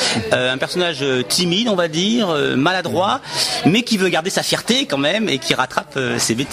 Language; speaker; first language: French; native; French